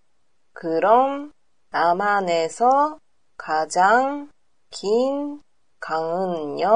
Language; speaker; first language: Korean; non-native, learner; Japanese